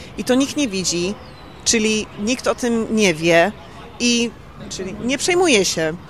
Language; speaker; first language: Polish; early bilingual, heritage; Polish